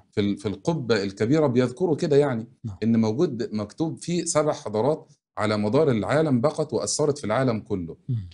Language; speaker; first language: Arabic; native; Arabic